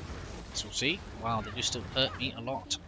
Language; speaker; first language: English; native; English